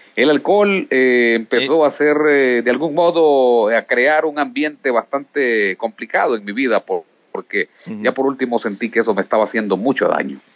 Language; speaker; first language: Spanish; native; Spanish